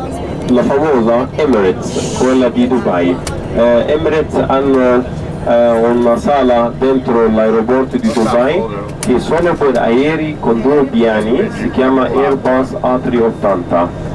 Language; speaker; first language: Italian; non-native, fluent; Arabic